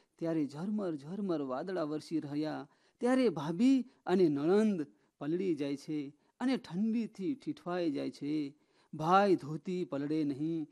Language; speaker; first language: Gujarati; non-native, local second language; Rathawi